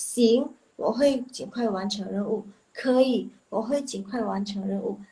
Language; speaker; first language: Chinese; non-native, local second language; Indonesian